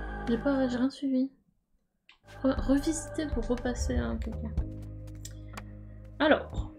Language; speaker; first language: French; native; French